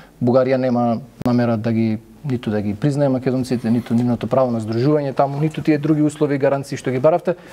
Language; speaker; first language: Macedonian; native; Macedonian